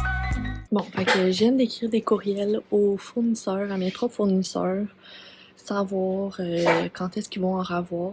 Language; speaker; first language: French; native; French